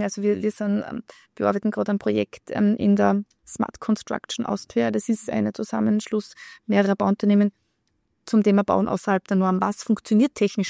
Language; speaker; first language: German; native; German